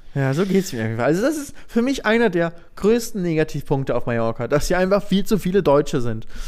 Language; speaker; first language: German; native; German